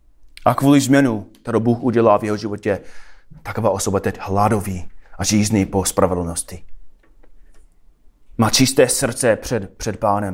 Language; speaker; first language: Czech; non-native, fluent; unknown